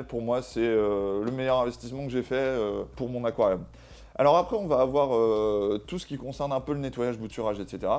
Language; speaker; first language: French; native; French